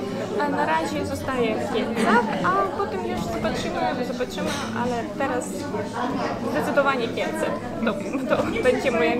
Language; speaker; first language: Polish; non-native, fluent; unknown